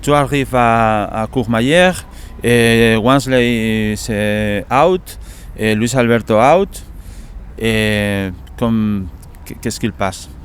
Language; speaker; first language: French; non-native, learner; Spanish